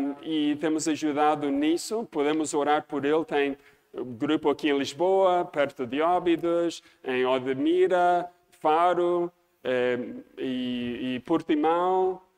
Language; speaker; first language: Portuguese; non-native, fluent; English